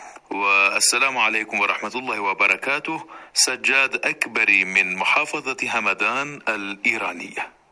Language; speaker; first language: Arabic; non-native, fluent; Persian